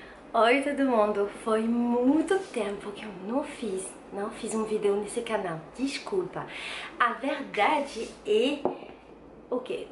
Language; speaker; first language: Portuguese; non-native, learner; French